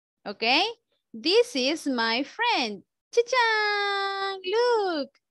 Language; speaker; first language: English; non-native, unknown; Spanish